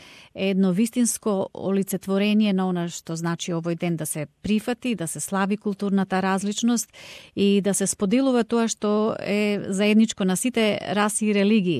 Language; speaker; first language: Macedonian; native; Macedonian